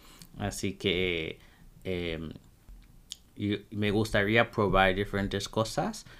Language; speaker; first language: Spanish; non-native, fluent; English